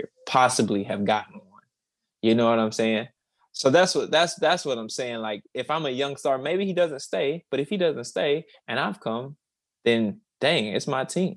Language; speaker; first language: English; native; English